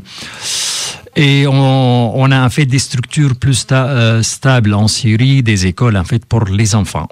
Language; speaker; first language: French; non-native, fluent; Arabic